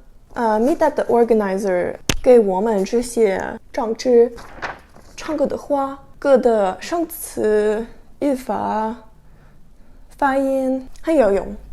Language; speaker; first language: Chinese; non-native, learner; Russian